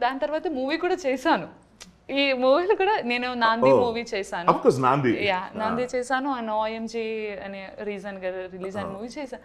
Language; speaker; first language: Telugu; non-native, learner; Malayalam